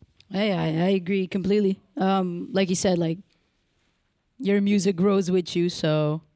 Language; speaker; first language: English; early bilingual, other home language; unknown